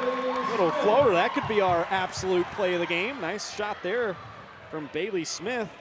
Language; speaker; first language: English; native; English